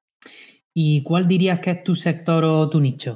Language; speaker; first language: Spanish; native; Spanish